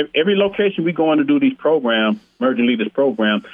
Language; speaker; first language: English; native; English